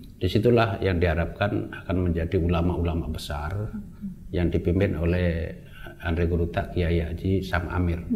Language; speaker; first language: Indonesian; non-native, local second language; Javanese